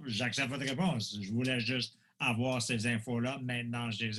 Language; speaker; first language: French; non-native, local second language; English